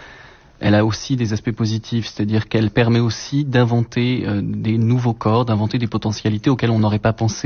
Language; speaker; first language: French; native; French